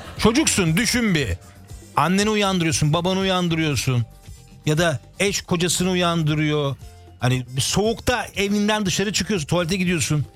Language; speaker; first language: Turkish; early bilingual, heritage; Turkish